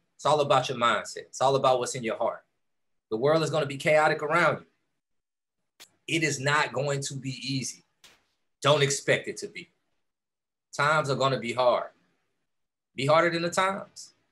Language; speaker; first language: English; native; English